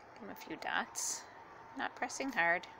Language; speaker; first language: English; native; English